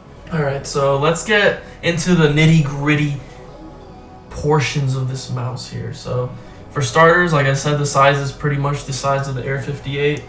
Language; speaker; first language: English; native; English